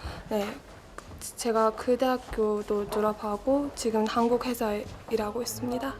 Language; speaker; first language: Korean; non-native, learner; Mongolian